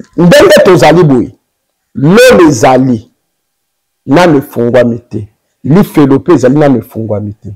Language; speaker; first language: Lingala; native; Lingala